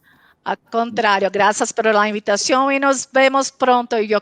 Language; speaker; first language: Spanish; non-native, local second language; Portuguese